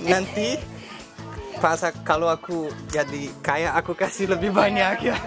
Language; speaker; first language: Indonesian; non-native, fluent; Portuguese